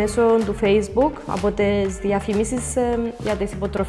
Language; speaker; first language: Greek; native; Greek